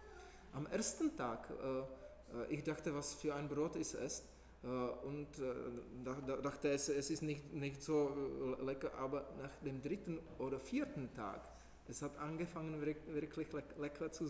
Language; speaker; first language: German; non-native, fluent; Czech